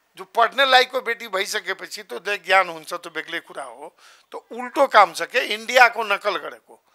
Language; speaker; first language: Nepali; non-native, local second language; Maithili